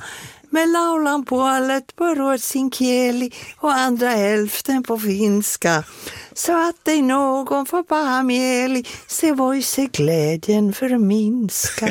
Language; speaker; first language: Swedish; native; Swedish